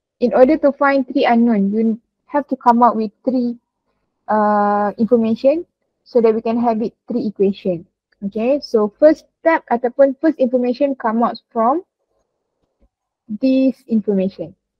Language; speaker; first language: English; non-native, local second language; Malay